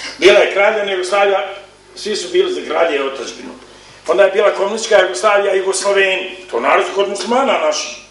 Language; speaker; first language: Croatian; native; Croatian